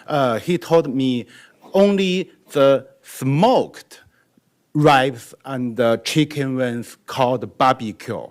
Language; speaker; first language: English; non-native, learner; Chinese